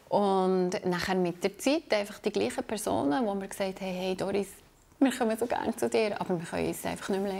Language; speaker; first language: German; native; German